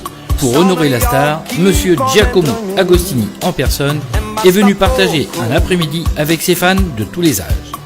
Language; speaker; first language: French; native; French